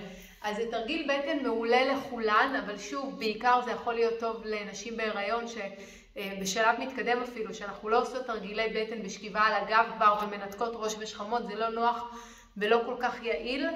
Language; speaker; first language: Hebrew; native; Hebrew